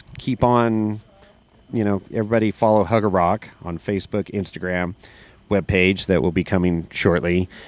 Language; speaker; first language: English; native; English